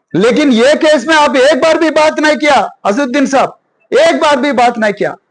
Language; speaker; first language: Hindi; non-native, local second language; Telugu